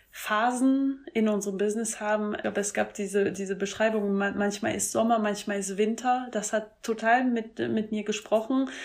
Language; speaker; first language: German; non-native, fluent; French